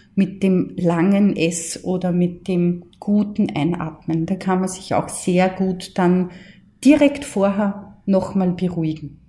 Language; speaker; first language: German; native; German